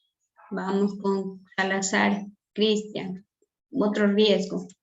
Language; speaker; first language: Spanish; native; Spanish